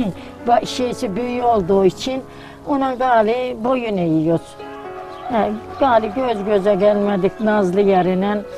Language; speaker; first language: Turkish; native; Turkish